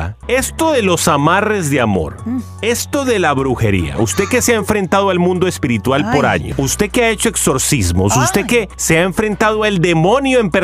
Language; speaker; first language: Spanish; native; Spanish